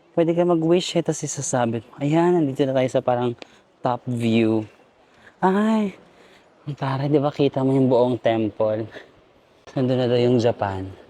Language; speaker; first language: Filipino; non-native, local second language; Cebuano